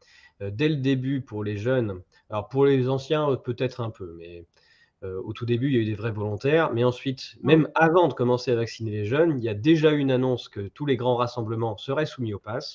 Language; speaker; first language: French; native; French